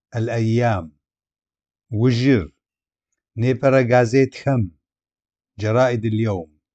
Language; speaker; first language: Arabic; non-native, local second language; Adyghe